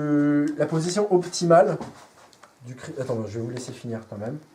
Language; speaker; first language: French; native; French